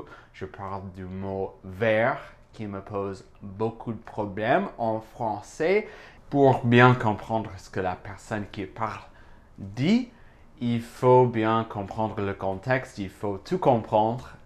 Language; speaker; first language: French; non-native, fluent; English